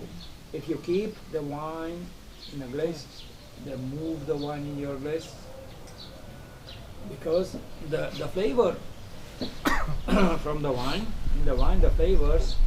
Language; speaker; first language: English; non-native, learner; Romanian